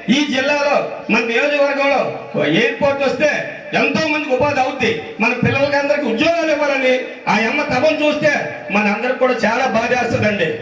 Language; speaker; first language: Telugu; native; Telugu